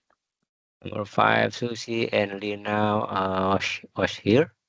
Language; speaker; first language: English; non-native, learner; Indonesian